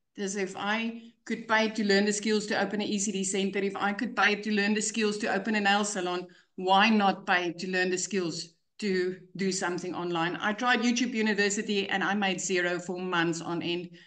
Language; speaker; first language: English; non-native, local second language; Afrikaans